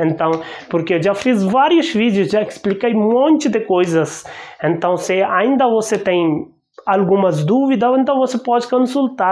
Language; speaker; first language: Portuguese; non-native, learner; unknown